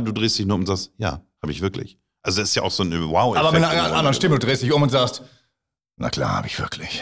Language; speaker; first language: German; native; German